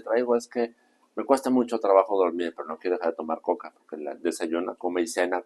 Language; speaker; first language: Spanish; native; Spanish